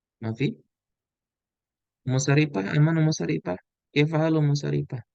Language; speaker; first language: Arabic; non-native, fluent; Indonesian